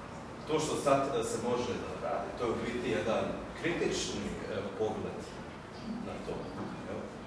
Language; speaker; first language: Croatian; early bilingual, heritage; German